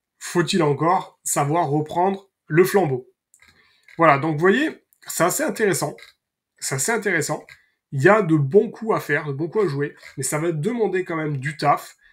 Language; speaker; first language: French; native; French